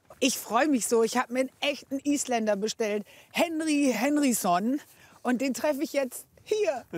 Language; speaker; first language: German; native; German